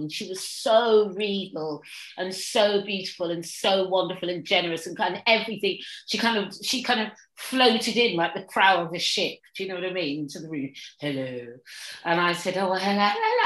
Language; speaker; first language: English; native; English